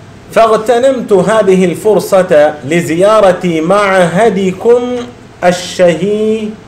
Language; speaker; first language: Arabic; non-native, fluent; Urdu